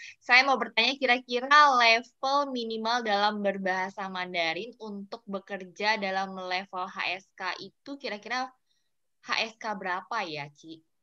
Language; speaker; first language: Indonesian; native; Indonesian